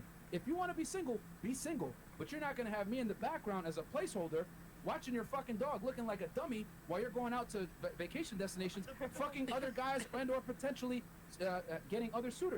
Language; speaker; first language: English; native; English